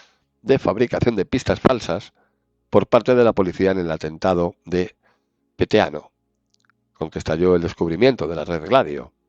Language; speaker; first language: Spanish; native; Spanish